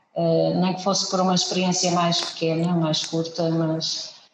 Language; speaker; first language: Portuguese; native; Portuguese